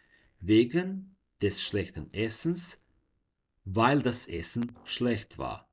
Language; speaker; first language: German; non-native, fluent; Serbian